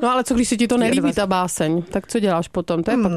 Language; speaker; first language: Czech; native; Czech